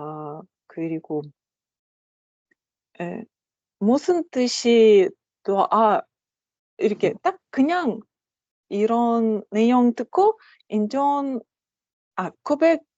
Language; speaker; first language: Korean; non-native, learner; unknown